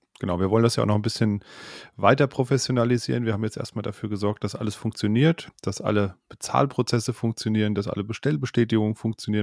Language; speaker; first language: German; native; German